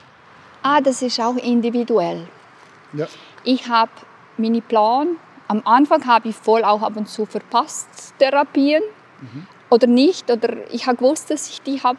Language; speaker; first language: German; non-native, fluent; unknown